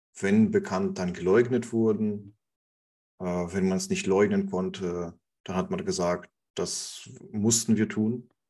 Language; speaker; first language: German; non-native, fluent; Russian